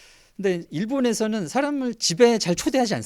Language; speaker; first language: Korean; native; Korean